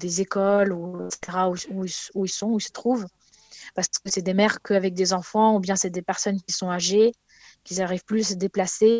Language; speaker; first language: French; non-native, fluent; Ukrainian